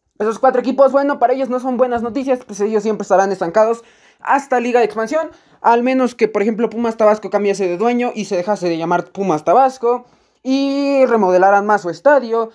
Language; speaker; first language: Spanish; native; Spanish